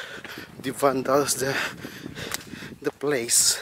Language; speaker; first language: English; non-native, local second language; Filipino